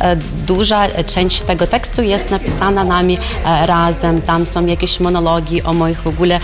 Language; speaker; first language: Polish; non-native, fluent; Ukrainian